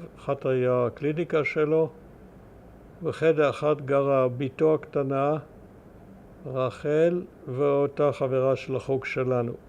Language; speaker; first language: Hebrew; early bilingual, other home language; German